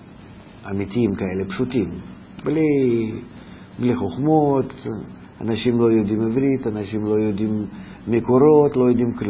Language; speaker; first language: Hebrew; non-native, fluent; Russian